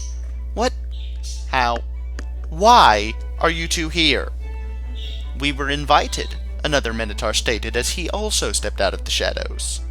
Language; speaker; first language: English; native; English